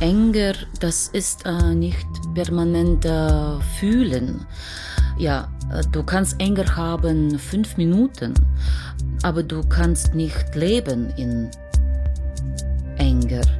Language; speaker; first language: German; non-native, learner; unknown